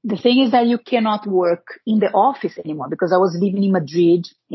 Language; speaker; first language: English; non-native, fluent; Portuguese